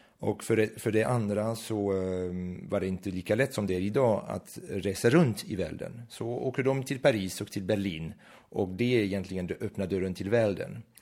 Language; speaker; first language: Swedish; non-native, fluent; French